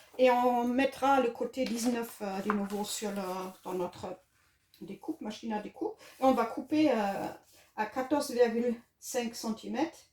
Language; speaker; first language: French; non-native, fluent; German